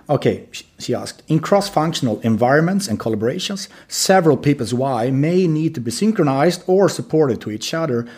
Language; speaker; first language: English; non-native, fluent; Swedish